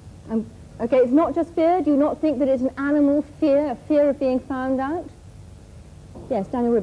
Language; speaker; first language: English; native; English